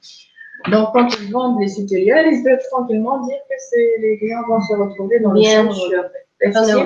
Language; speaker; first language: French; non-native, fluent; Russian